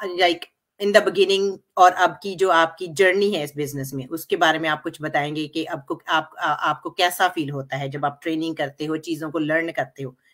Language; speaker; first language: Hindi; non-native, local second language; Punjabi